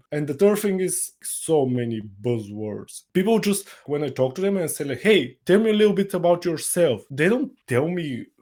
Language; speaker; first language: English; non-native, fluent; Bulgarian